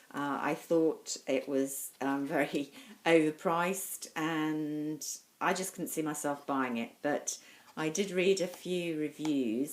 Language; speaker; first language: English; native; English